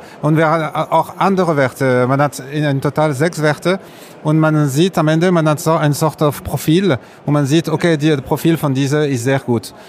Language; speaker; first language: German; non-native, learner; French